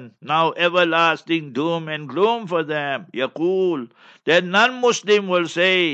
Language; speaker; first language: English; native; English